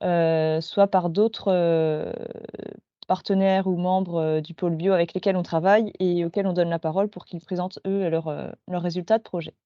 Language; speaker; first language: French; native; French